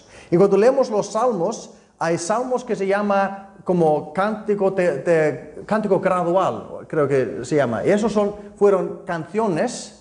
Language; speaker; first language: Spanish; non-native, fluent; Icelandic